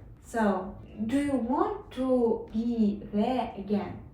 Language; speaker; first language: English; non-native, learner; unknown